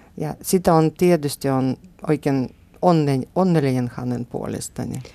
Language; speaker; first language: Finnish; non-native, learner; Russian